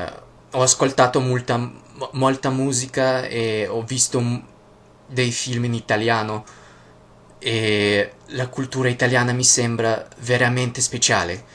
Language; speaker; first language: Italian; non-native, fluent; Russian